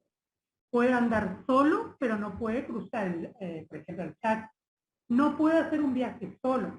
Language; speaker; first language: Spanish; native; Spanish